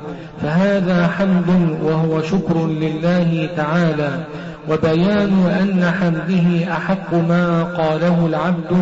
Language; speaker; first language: Arabic; native; Arabic